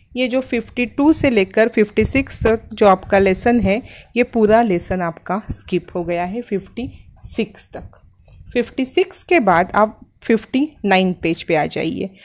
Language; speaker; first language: Hindi; non-native, local second language; Marathi